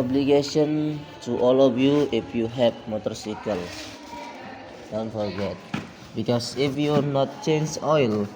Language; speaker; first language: English; non-native, learner; Indonesian